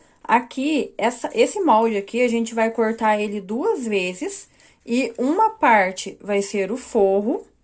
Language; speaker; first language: Portuguese; native; Portuguese